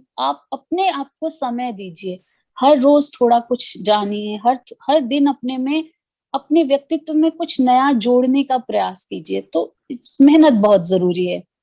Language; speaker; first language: Hindi; native; Hindi